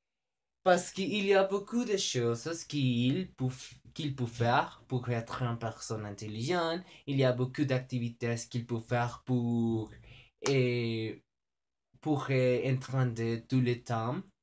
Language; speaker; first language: French; non-native, learner; Spanish